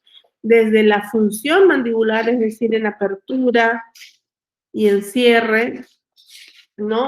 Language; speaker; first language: Spanish; native; Spanish